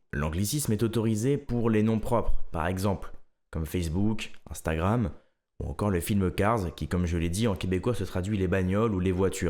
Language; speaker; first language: French; native; French